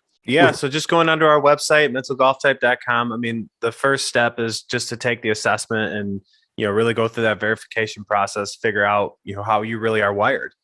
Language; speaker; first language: English; native; English